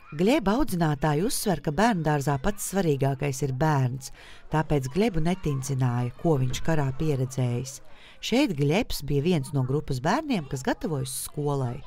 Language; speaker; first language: Latvian; native; Latvian